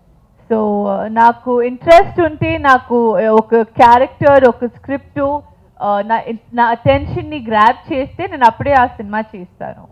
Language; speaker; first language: Telugu; non-native, fluent; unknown